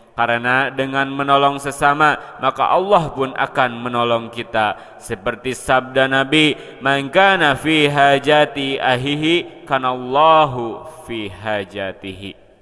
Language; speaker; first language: Indonesian; non-native, local second language; Sundanese